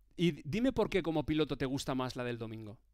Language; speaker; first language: Spanish; native; Spanish